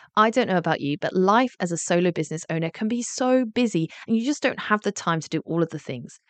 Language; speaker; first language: English; native; English